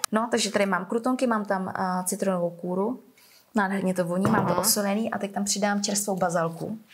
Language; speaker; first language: Czech; early bilingual, other home language; Vietnamese